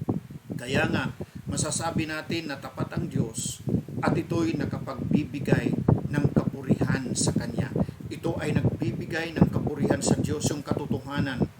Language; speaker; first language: Filipino; native; Filipino